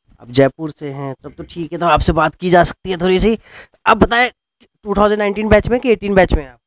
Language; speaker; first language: Hindi; native; Hindi